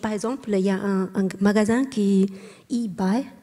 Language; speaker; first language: French; non-native, learner; Chinese